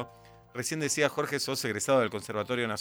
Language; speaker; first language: Spanish; native; Spanish